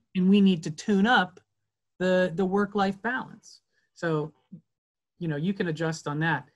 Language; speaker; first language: English; native; English